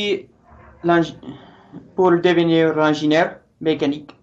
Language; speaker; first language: French; non-native, learner; English